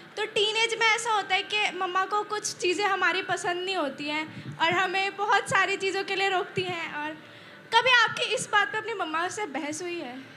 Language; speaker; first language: Hindi; native; Hindi